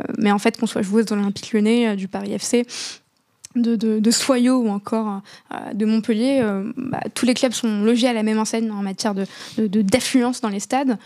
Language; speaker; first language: French; non-native, local second language; Arabic